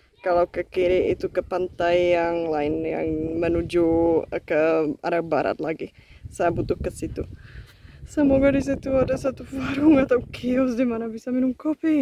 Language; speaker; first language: Indonesian; non-native, fluent; Czech